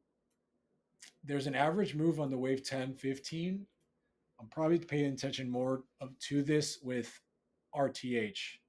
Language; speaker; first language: English; native; English